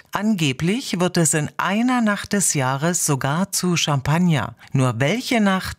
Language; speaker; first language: German; native; German